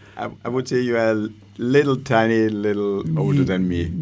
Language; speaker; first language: English; non-native, learner; German